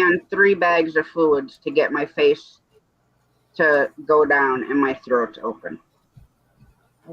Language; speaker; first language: English; native; English